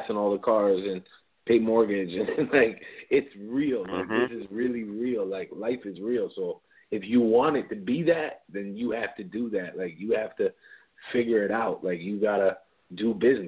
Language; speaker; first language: English; native; English